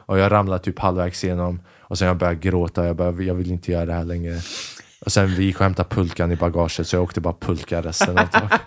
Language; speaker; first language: Swedish; early bilingual, other home language; Albanian